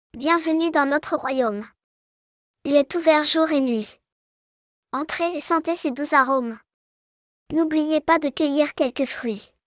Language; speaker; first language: French; non-native, local second language; Arabic